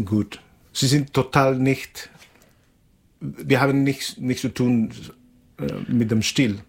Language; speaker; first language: German; non-native, fluent; Spanish